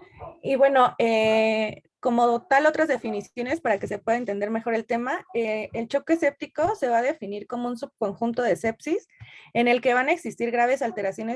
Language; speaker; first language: Spanish; native; Spanish